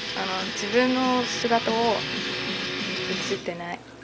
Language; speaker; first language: Japanese; non-native, learner; English